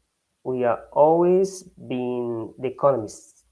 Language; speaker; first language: English; non-native, learner; Portuguese